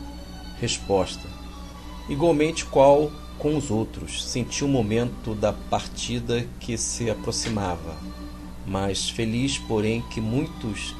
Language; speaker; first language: Portuguese; native; Portuguese